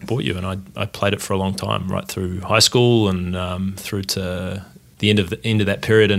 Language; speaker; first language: English; native; English